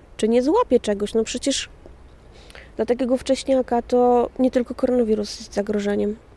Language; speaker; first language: Polish; native; Polish